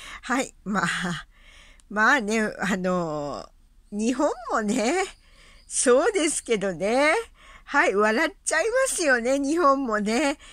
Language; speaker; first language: Japanese; native; Japanese